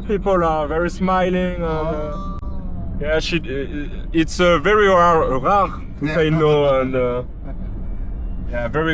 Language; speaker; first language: English; non-native, learner; French